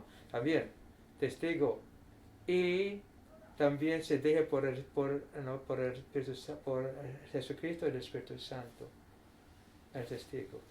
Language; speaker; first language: Spanish; non-native, fluent; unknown